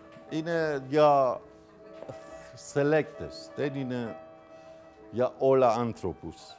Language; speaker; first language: Greek; non-native, fluent; Persian